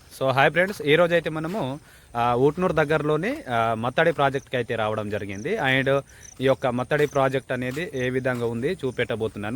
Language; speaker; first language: Telugu; non-native, local second language; Gondi